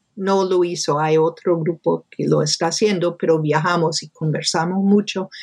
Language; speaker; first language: Spanish; non-native, fluent; English